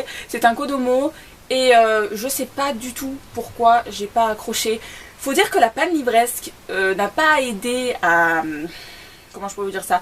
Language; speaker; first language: French; native; French